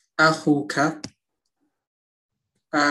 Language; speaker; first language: Arabic; non-native, fluent; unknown